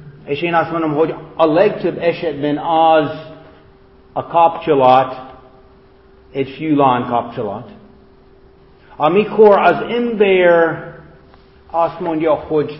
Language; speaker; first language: Hungarian; non-native, fluent; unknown